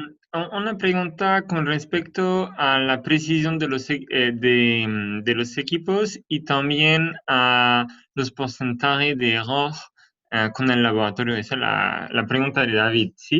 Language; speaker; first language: Spanish; non-native, fluent; French